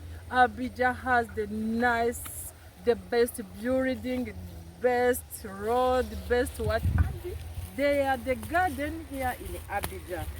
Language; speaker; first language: English; non-native, local second language; Kinyarwanda